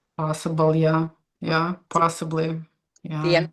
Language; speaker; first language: English; non-native, fluent; Russian